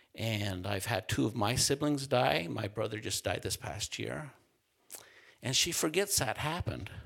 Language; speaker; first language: English; native; English